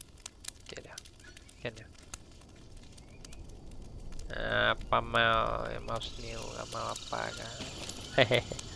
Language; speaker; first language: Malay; non-native, local second language; Chinese